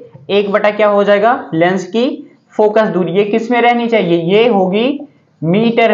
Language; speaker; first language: Hindi; native; Hindi